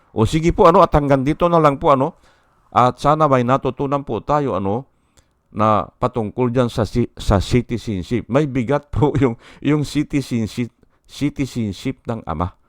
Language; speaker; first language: Filipino; native; Filipino